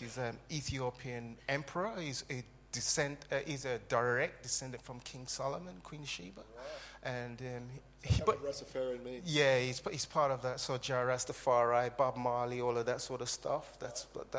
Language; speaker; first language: English; native; English